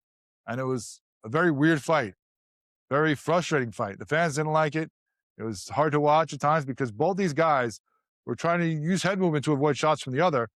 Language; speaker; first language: English; native; English